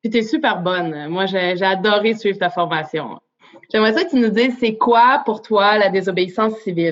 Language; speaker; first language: French; native; French